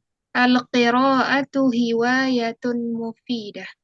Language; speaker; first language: Arabic; non-native, fluent; Indonesian